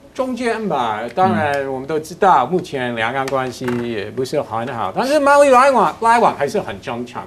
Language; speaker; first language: Chinese; non-native, fluent; English